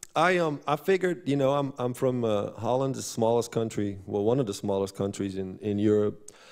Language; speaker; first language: English; non-native, fluent; Dutch